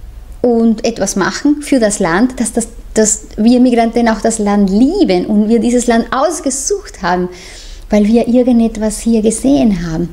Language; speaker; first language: German; non-native, fluent; Spanish